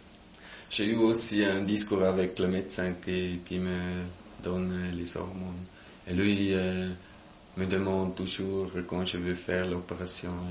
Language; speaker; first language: French; non-native, local second language; German